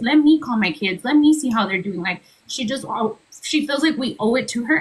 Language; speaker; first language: English; early bilingual, other home language; Spanish